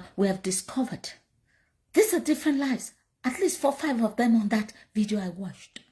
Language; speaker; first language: English; non-native, local second language; Yoruba